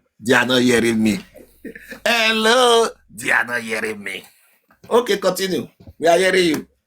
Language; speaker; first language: Nigerian Pidgin; native; Nigerian Pidgin